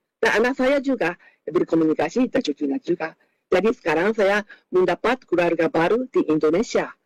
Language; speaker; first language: Indonesian; non-native, fluent; Japanese